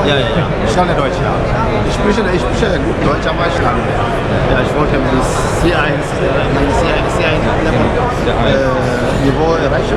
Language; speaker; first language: German; non-native, fluent; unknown